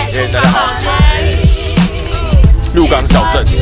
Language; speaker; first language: Chinese; native; Chinese